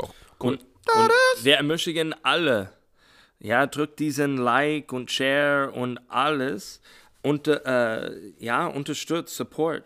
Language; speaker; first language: German; non-native, learner; English